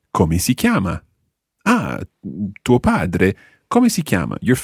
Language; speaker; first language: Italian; non-native, fluent; English